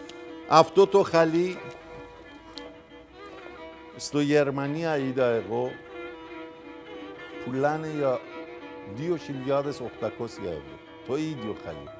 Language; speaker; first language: Greek; non-native, fluent; Persian